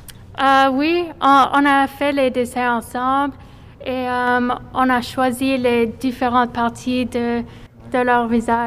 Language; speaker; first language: French; non-native, fluent; English